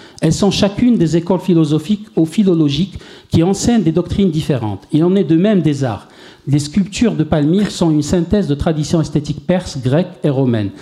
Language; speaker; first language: French; non-native, local second language; Arabic